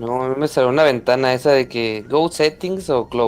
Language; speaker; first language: Spanish; native; Spanish